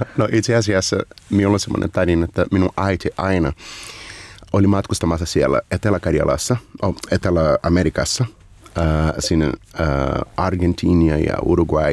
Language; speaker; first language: Finnish; non-native, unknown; Portuguese